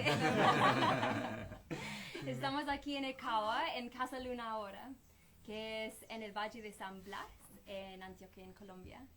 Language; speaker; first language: Spanish; non-native, fluent; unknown